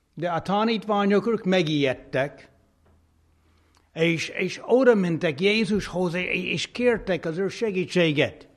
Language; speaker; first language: Hungarian; non-native, fluent; English